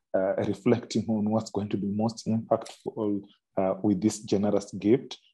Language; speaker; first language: English; non-native, local second language; Shona